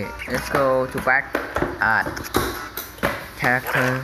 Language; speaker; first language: English; non-native, learner; Indonesian